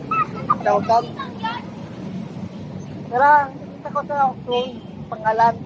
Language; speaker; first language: Filipino; non-native, learner; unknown